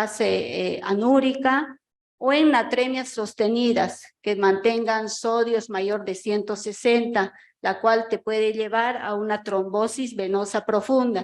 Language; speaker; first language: Spanish; native; Spanish